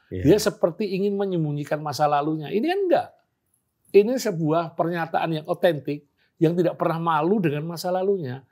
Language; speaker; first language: Indonesian; non-native, local second language; Javanese